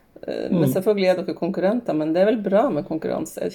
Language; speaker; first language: Norwegian; native; Norwegian